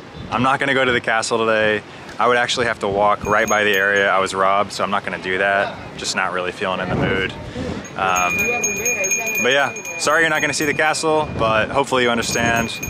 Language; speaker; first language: English; native; English